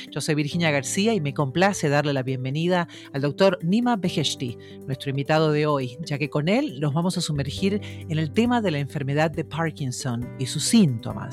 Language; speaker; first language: Spanish; native; Spanish